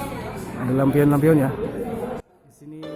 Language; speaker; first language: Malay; non-native, local second language; Sundanese